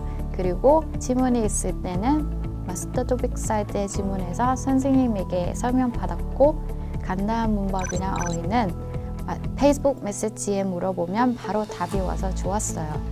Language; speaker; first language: Korean; non-native, fluent; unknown